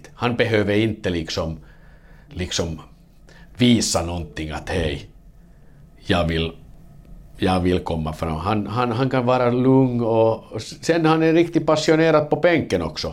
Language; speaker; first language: Swedish; non-native, learner; Finnish